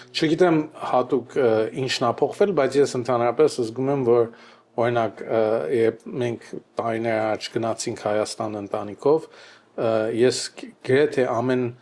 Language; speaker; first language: Armenian; early bilingual, heritage; Armenian